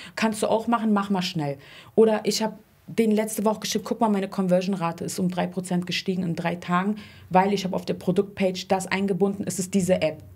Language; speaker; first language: German; early bilingual, other home language; Turkish